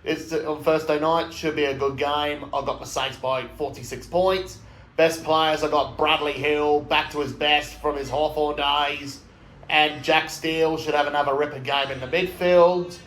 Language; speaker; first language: English; native; English